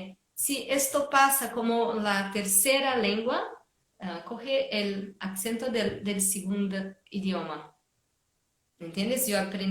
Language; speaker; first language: Spanish; non-native, fluent; Portuguese